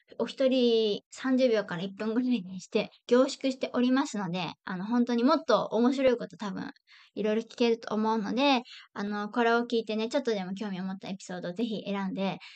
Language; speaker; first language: Japanese; native; Japanese